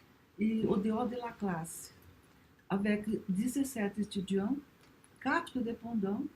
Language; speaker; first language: French; non-native, learner; Portuguese